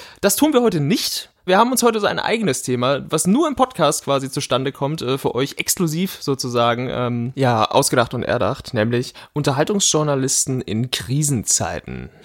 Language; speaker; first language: German; native; German